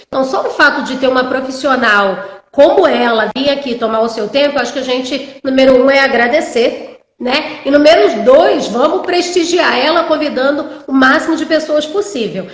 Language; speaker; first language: Portuguese; native; Portuguese